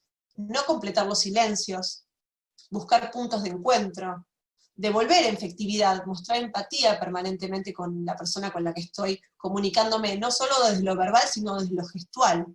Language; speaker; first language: Spanish; native; Spanish